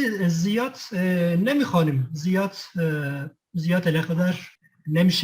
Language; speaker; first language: Persian; non-native, fluent; Kurdish